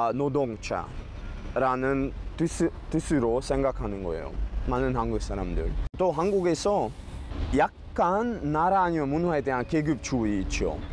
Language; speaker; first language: Korean; non-native, fluent; Slovak